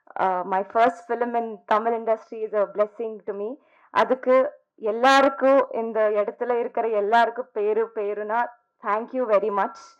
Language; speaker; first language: Tamil; non-native, learner; Telugu